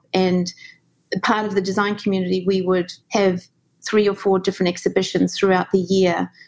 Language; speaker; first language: English; native; English